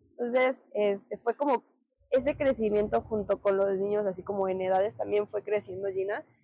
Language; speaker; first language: Spanish; native; Spanish